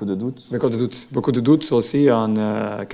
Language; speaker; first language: French; non-native, learner; Portuguese